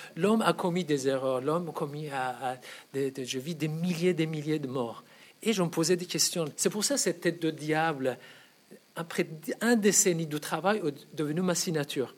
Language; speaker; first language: French; non-native, fluent; Persian